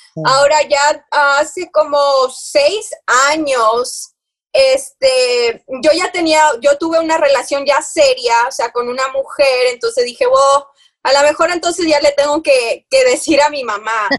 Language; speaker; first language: Spanish; early bilingual, heritage; Spanish